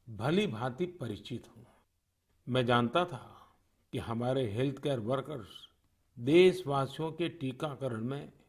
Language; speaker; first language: Hindi; non-native, local second language; Gujarati